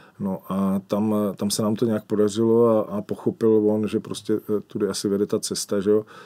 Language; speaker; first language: Czech; native; Czech